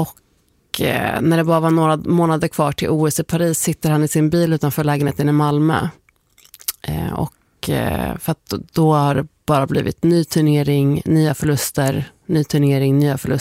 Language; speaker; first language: Swedish; native; Swedish